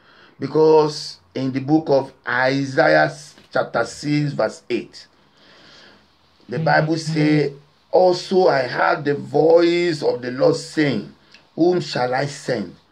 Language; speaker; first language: English; non-native, local second language; Yoruba